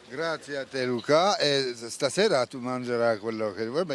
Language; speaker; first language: Italian; non-native, fluent; French